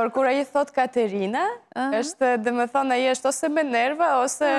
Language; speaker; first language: Albanian; non-native, learner; Russian